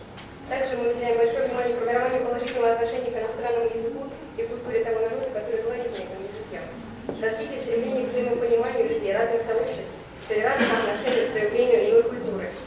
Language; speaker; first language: Russian; native; Russian